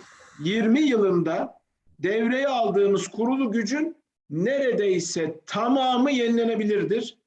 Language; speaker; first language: Turkish; native; Turkish